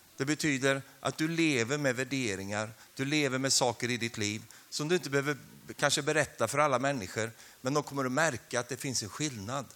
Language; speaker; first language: Swedish; native; Swedish